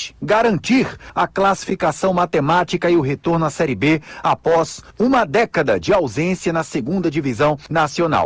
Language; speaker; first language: Portuguese; native; Portuguese